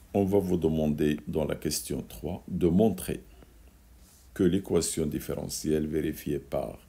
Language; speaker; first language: French; non-native, local second language; Arabic